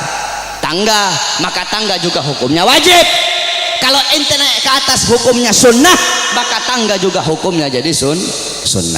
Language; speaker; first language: Indonesian; native; Indonesian